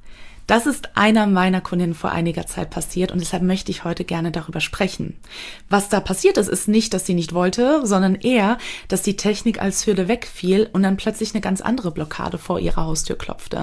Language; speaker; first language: German; native; German